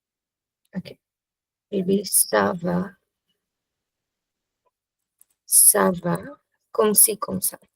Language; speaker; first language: French; non-native, fluent; English